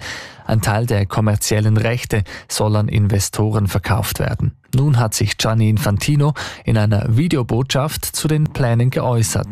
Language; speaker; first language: German; native; German